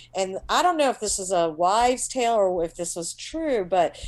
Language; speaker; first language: English; early bilingual, other home language; Hindi